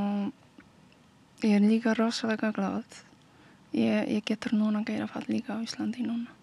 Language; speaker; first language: Icelandic; non-native, learner; Polish